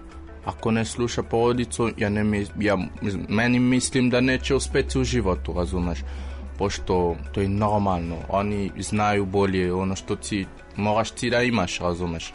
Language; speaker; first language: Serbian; non-native, learner; French